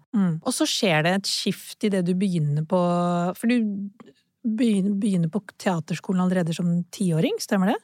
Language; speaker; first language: Norwegian; early bilingual, other home language; Urdu